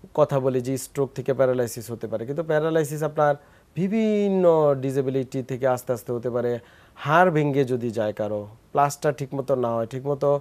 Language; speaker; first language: Bangla; native; Bangla